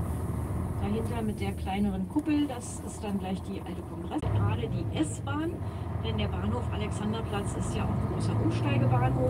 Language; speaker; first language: German; native; German